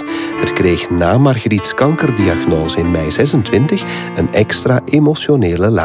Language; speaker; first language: Dutch; native; Dutch